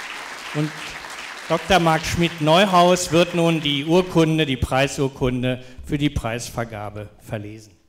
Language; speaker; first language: German; native; German